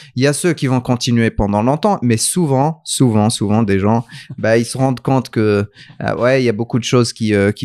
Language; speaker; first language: French; non-native, local second language; Arabic